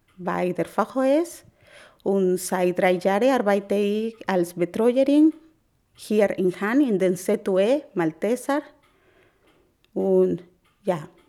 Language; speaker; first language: German; non-native, learner; Spanish